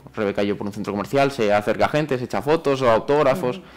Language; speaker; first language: Spanish; native; Spanish